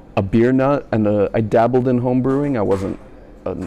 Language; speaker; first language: English; native; English